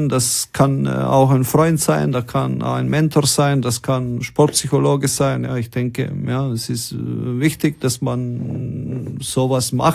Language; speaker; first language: German; non-native, fluent; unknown